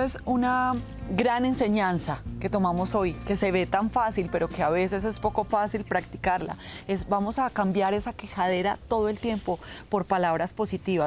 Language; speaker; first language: Spanish; native; Spanish